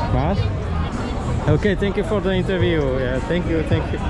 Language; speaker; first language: English; non-native, learner; Slovak